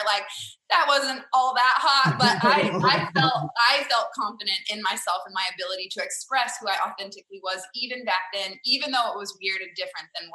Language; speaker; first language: English; native; English